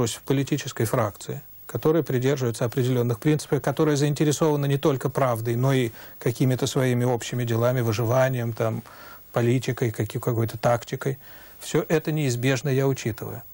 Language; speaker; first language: Russian; native; Russian